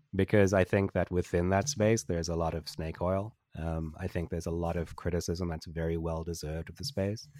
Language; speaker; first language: English; native; English